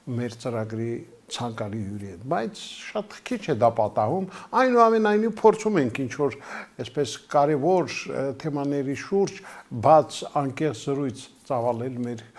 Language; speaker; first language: Armenian; native; Armenian